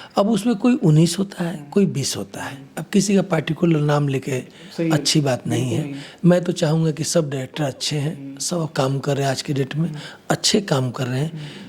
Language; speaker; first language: Hindi; non-native, local second language; Bhojpuri